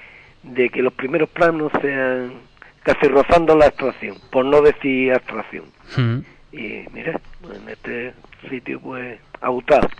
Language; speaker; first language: Spanish; native; Spanish